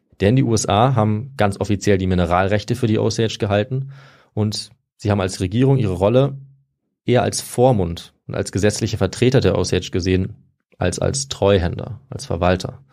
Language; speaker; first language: German; native; German